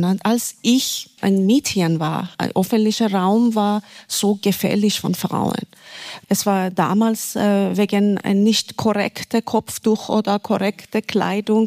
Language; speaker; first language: German; non-native, fluent; Persian